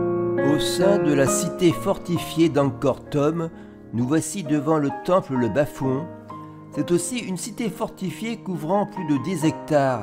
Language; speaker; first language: French; native; French